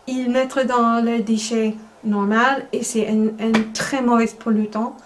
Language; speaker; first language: French; non-native, fluent; English